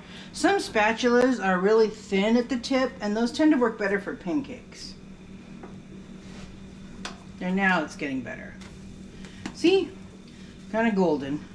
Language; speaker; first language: English; native; English